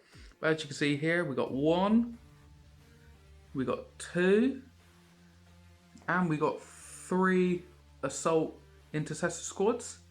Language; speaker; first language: English; native; English